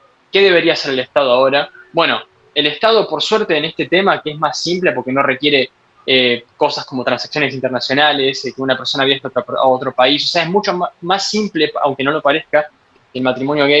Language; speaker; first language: Spanish; native; Spanish